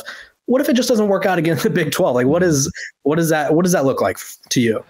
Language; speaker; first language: English; native; English